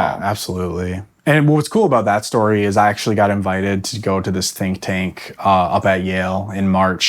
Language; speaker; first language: English; native; English